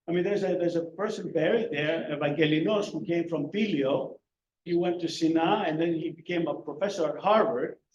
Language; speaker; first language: English; non-native, fluent; Greek